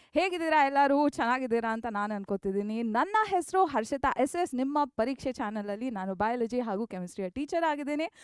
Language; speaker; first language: Kannada; non-native, local second language; Tulu